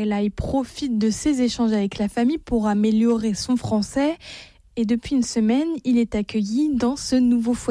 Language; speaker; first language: French; native; French